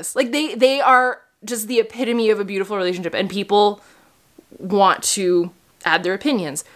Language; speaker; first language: English; native; English